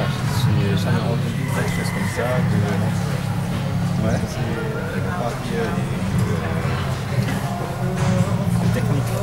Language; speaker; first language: French; non-native, fluent; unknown